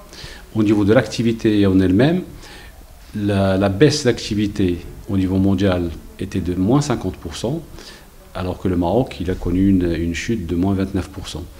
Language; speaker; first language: French; non-native, local second language; Arabic